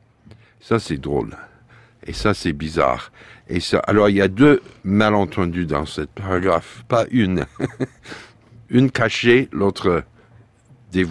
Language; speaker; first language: French; non-native, fluent; English